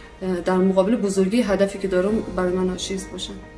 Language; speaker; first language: Persian; native; Persian